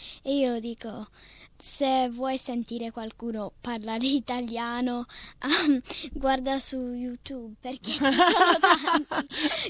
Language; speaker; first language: Italian; early bilingual, heritage; Italian